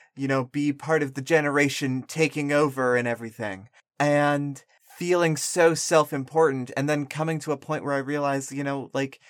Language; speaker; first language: English; early bilingual, other home language; Spanish